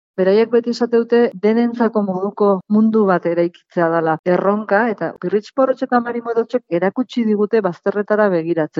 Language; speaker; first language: Basque; native; Basque